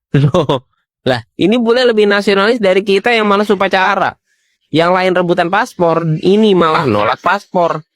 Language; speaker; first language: Indonesian; native; Indonesian